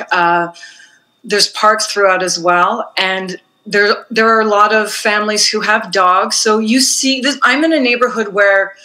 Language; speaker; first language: English; native; English